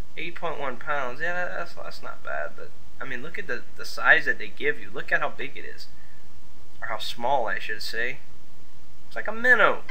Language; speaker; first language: English; native; English